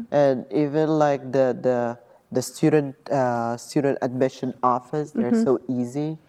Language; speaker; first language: English; non-native, fluent; Arabic